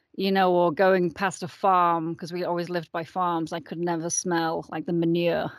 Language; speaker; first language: English; native; English